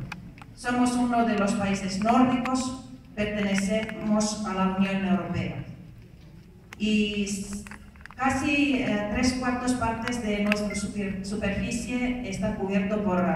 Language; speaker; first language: Spanish; non-native, fluent; Finnish